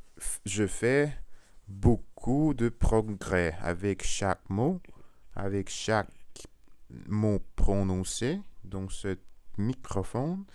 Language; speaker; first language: French; non-native, learner; Russian